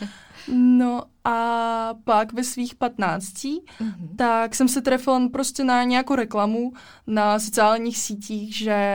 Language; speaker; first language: Czech; non-native, fluent; Russian